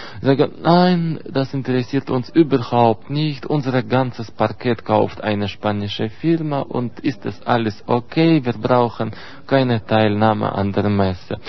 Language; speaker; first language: German; non-native, fluent; Russian